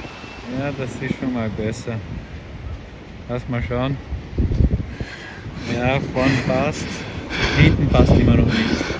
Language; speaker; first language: German; native; German